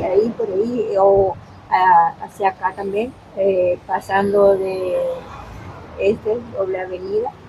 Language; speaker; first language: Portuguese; non-native, learner; Spanish